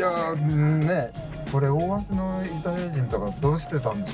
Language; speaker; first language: Japanese; native; Japanese